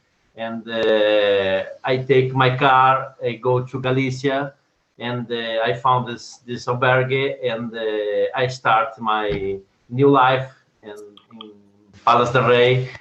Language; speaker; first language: English; non-native, learner; Portuguese